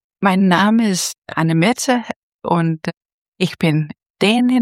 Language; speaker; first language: German; non-native, fluent; Danish